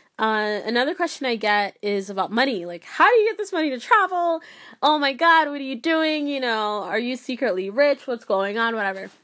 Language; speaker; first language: English; early bilingual, other home language; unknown